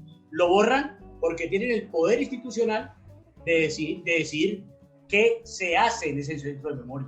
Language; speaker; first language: Spanish; native; Spanish